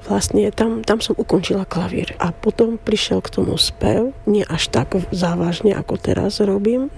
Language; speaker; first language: Slovak; non-native, fluent; Armenian